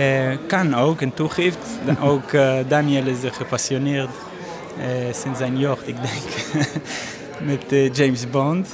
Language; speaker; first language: Dutch; non-native, learner; Hebrew